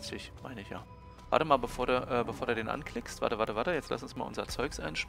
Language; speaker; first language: German; native; German